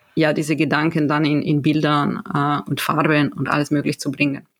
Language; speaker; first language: German; non-native, fluent; Spanish